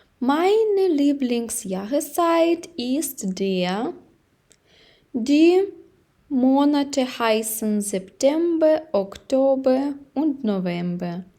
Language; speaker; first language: German; non-native, fluent; Ukrainian